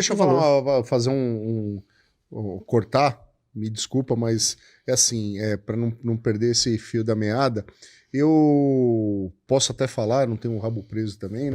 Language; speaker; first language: Portuguese; native; Portuguese